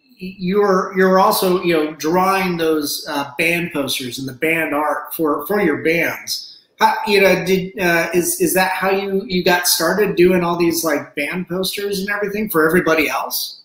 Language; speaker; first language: English; native; English